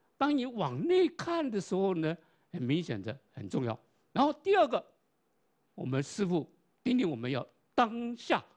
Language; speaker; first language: Chinese; non-native, local second language; Hakka Chinese